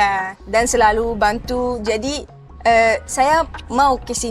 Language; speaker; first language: Indonesian; non-native, fluent; Arabic